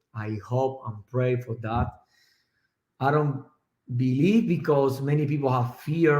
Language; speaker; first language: English; non-native, learner; Spanish